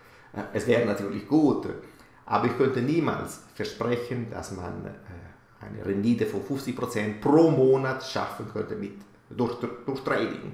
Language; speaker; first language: German; non-native, fluent; Italian